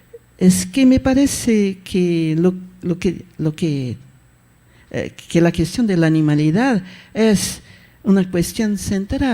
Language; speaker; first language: Spanish; non-native, fluent; Portuguese